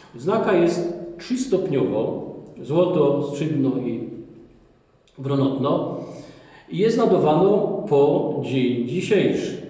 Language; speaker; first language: Polish; native; Polish